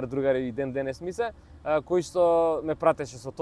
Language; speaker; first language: Macedonian; native; Macedonian